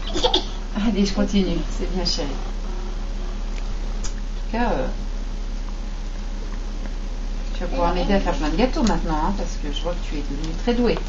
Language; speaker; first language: French; native; French